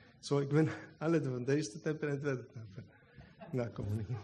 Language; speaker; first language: Dutch; non-native, learner; Hebrew